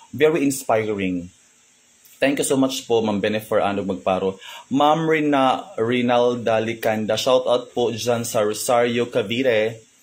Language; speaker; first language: Filipino; non-native, local second language; Cebuano